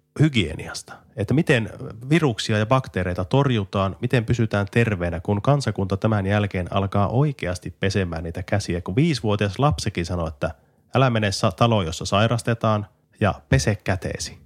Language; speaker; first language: Finnish; native; Finnish